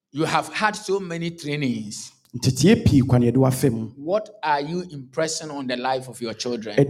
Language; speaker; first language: English; non-native, local second language; Akan